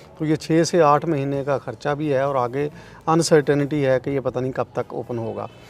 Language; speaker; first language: Urdu; non-native, local second language; Punjabi